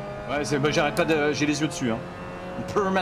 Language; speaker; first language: French; native; French